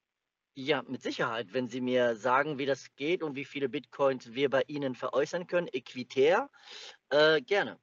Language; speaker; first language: German; native; German